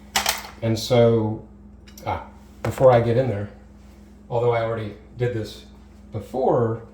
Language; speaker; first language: English; native; English